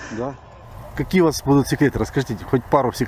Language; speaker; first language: Russian; native; Russian